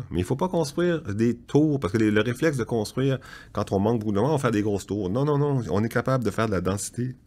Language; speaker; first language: French; native; French